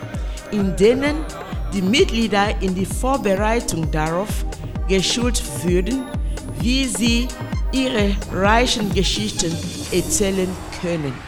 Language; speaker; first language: German; non-native, fluent; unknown